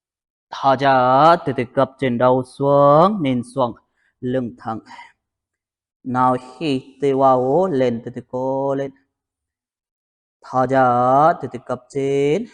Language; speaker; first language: Vietnamese; non-native, learner; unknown